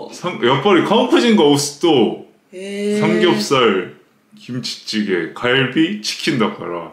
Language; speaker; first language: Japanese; non-native, fluent; Korean